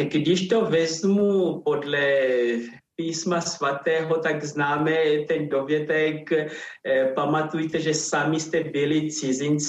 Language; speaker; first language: Czech; non-native, fluent; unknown